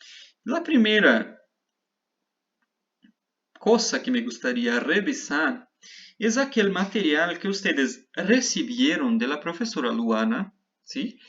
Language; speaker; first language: Spanish; non-native, fluent; Portuguese